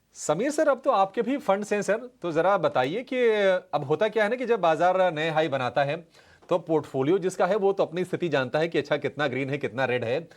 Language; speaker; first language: Hindi; native; Hindi